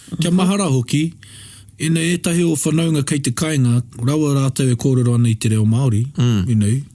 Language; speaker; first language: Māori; non-native, local second language; English